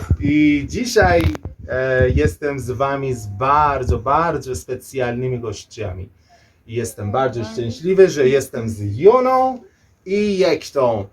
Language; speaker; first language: Polish; non-native, learner; Persian